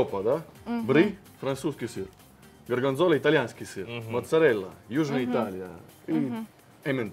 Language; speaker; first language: Russian; non-native, fluent; Italian